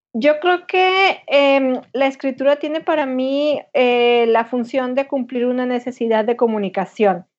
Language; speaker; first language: Spanish; native; Spanish